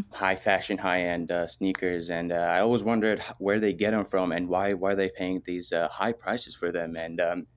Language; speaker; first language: English; early bilingual, other home language; Arabic